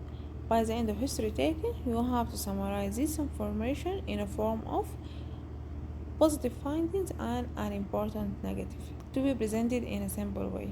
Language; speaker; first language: English; non-native, local second language; Arabic